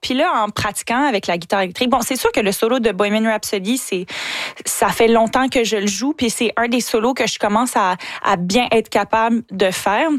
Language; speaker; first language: French; native; French